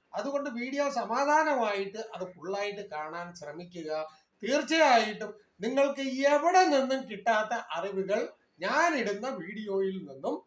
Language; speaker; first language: Malayalam; non-native, local second language; Tamil